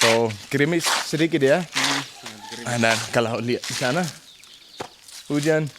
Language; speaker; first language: Indonesian; non-native, learner; English